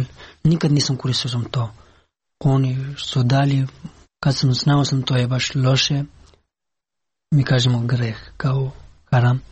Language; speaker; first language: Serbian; non-native, learner; Pashto